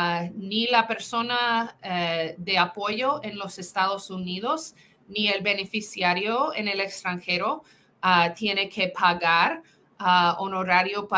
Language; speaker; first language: Spanish; non-native, fluent; English